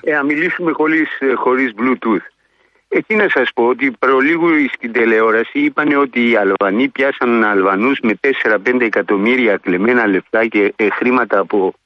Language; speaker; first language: Greek; native; Greek